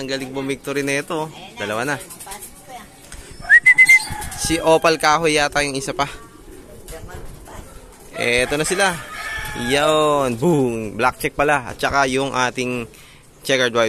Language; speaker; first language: Filipino; native; Filipino